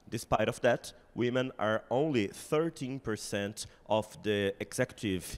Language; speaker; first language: English; non-native, fluent; Portuguese